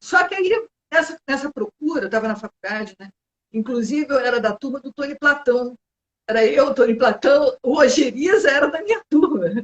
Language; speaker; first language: Portuguese; native; Portuguese